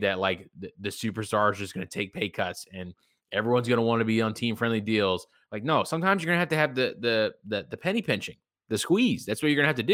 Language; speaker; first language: English; native; English